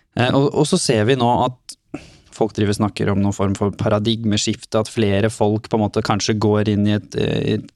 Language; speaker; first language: Norwegian; native; Norwegian